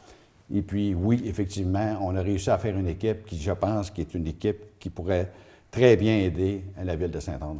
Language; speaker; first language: French; native; French